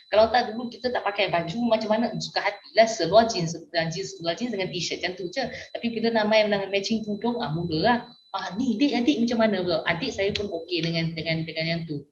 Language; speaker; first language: Malay; non-native, local second language; Min Nan Chinese